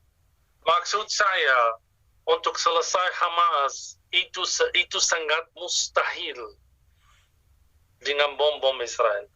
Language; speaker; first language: Indonesian; non-native, fluent; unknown